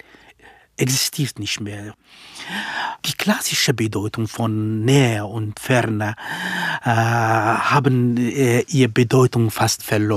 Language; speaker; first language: German; non-native, fluent; Kurdish